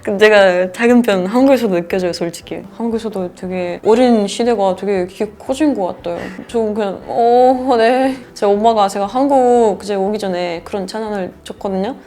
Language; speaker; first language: Korean; non-native, fluent; Russian